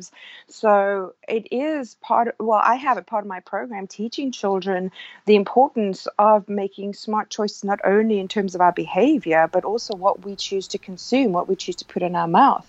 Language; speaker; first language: English; native; English